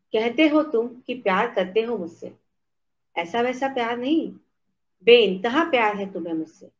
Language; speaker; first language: Hindi; native; Hindi